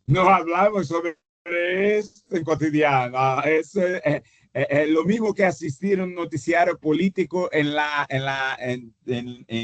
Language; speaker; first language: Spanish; non-native, fluent; Portuguese